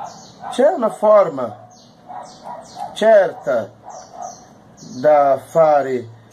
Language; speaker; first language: Italian; non-native, learner; Portuguese